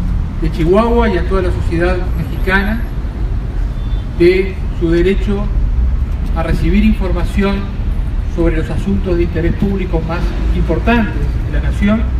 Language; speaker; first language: Spanish; native; Spanish